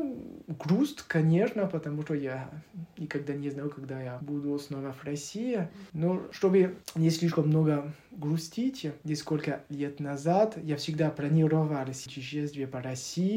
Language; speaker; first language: Russian; non-native, learner; French